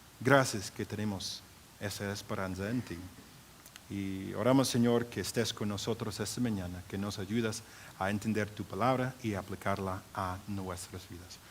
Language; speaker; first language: Spanish; non-native, fluent; English